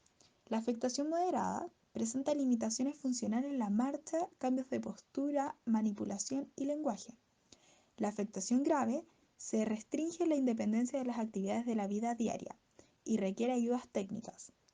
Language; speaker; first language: Spanish; native; Spanish